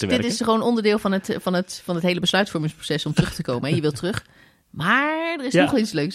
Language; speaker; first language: Dutch; native; Dutch